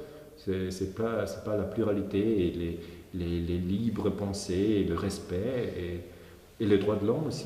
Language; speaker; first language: French; non-native, local second language; German